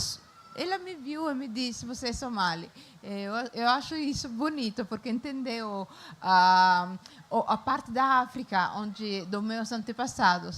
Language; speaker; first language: Portuguese; non-native, fluent; Italian